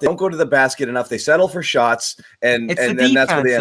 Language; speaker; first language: English; native; English